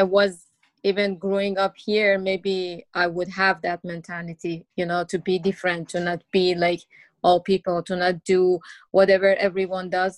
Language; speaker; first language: English; non-native, learner; Persian